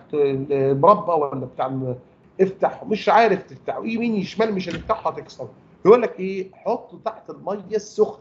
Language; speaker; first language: Arabic; native; Arabic